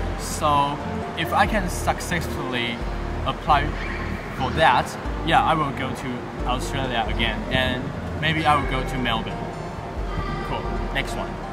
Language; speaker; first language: English; non-native, fluent; Chinese